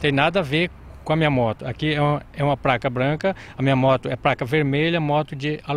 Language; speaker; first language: Portuguese; native; Portuguese